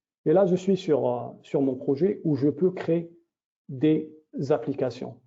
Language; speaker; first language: French; native; French